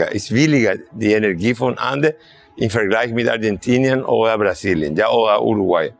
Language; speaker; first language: German; non-native, fluent; Spanish